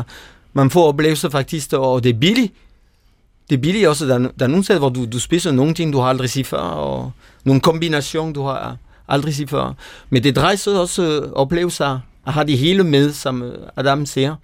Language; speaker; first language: Danish; non-native, fluent; French